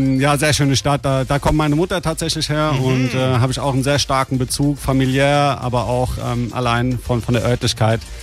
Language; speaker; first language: German; early bilingual, other home language; Croatian